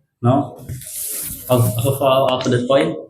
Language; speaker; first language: English; non-native, learner; Indonesian